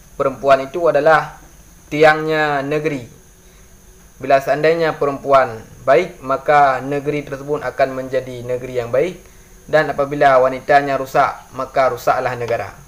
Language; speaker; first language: Malay; non-native, local second language; Achinese